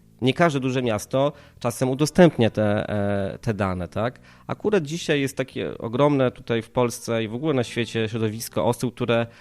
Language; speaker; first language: Polish; native; Polish